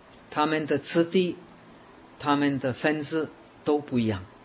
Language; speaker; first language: Chinese; non-native, fluent; Czech